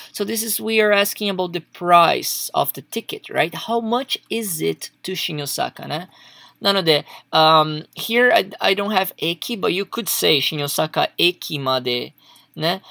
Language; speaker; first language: English; non-native, fluent; Portuguese